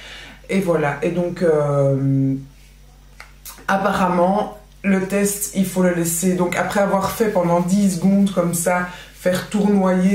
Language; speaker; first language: French; native; French